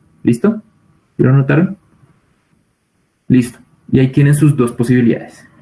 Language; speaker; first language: Spanish; native; Spanish